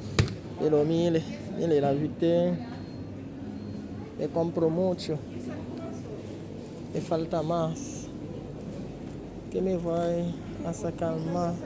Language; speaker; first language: Spanish; non-native, learner; Haitian Creole